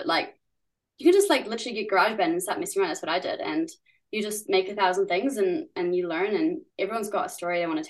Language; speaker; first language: English; native; English